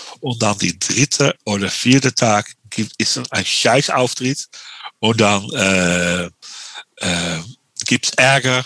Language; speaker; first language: German; non-native, learner; Dutch